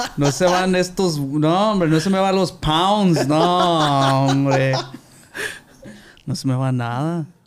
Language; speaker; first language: Spanish; early bilingual, other home language; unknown